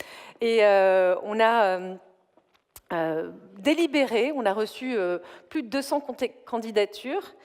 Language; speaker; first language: French; native; French